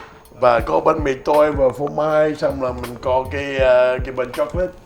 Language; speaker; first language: Vietnamese; early bilingual, heritage; Vietnamese